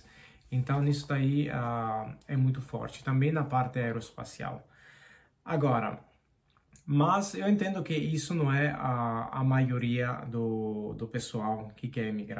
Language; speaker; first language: Portuguese; non-native, fluent; Spanish